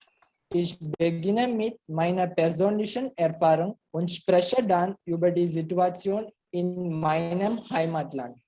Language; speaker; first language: German; non-native, learner; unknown